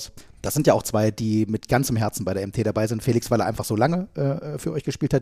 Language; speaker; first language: German; native; German